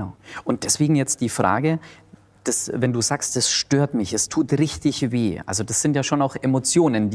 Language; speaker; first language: German; native; German